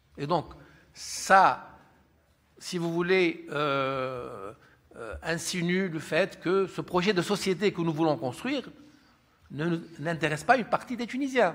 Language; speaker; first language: French; non-native, local second language; Arabic